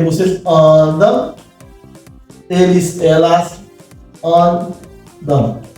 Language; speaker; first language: Portuguese; non-native, fluent; Haitian Creole